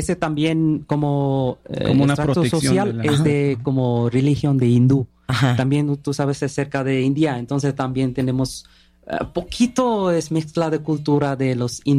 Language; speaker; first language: Spanish; non-native, learner; Bangla